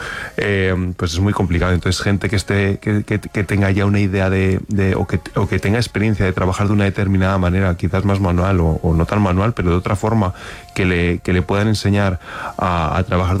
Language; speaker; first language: Spanish; native; Spanish